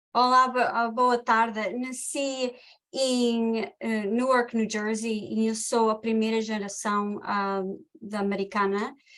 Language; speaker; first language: Portuguese; early bilingual, heritage; Portuguese